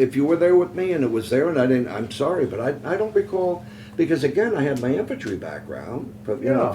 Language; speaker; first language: English; native; English